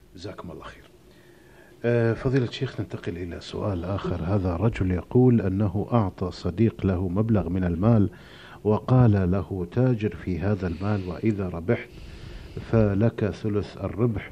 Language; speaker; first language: Arabic; native; Arabic